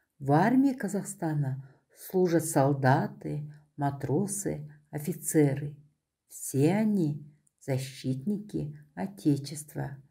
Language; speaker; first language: Russian; non-native, local second language; Kazakh